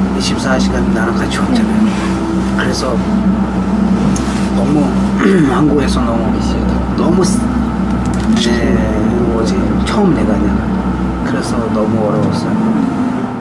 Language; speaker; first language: Korean; non-native, learner; Tibetan